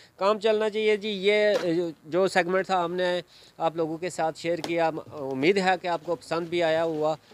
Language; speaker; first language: Urdu; non-native, local second language; Punjabi